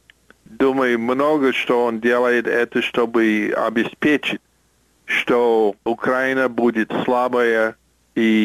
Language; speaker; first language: Russian; non-native, fluent; English